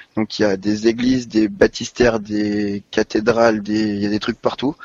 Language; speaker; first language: French; native; French